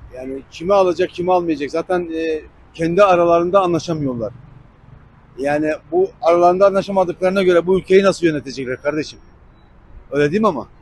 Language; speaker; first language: Turkish; native; Turkish